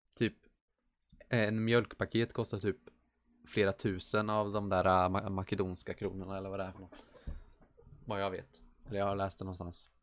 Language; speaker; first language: Swedish; native; Swedish